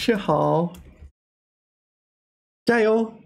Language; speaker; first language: Chinese; non-native, learner; English